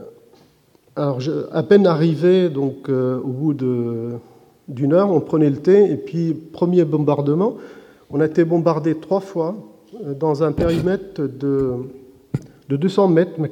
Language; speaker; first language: French; non-native, fluent; Arabic